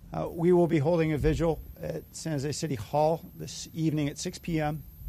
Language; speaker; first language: English; native; English